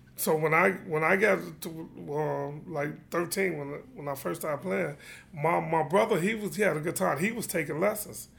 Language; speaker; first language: English; native; English